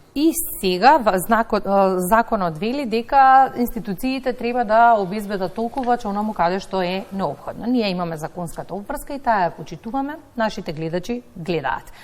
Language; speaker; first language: Macedonian; native; Macedonian